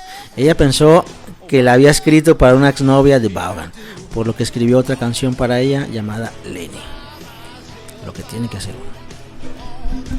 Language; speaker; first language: Spanish; native; Spanish